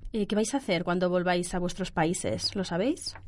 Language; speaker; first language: Spanish; native; Spanish